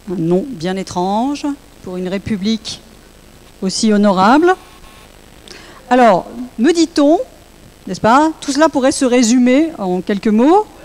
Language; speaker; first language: French; native; French